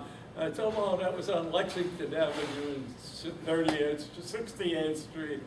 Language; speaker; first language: English; native; English